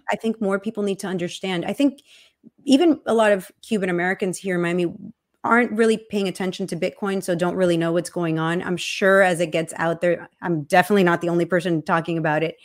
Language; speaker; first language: English; early bilingual, other home language; Spanish